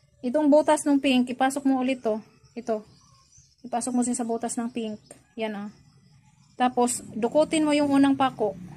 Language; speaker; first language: Filipino; native; Filipino